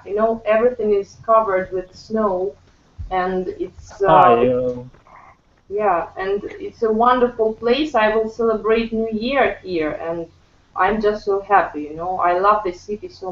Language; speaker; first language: English; non-native, fluent; Russian